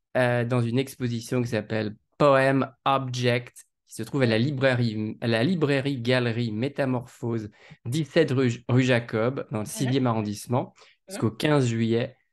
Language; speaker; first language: French; native; French